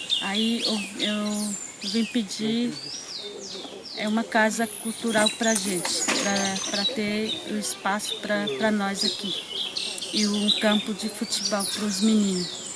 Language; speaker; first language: Portuguese; non-native, local second language; Guarani